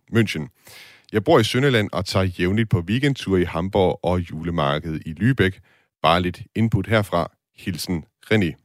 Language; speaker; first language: Danish; native; Danish